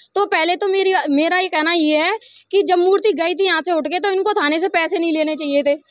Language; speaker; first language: Hindi; native; Hindi